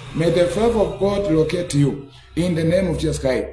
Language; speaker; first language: English; non-native, local second language; Swahili